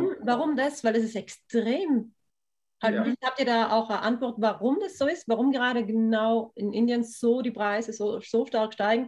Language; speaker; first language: German; native; German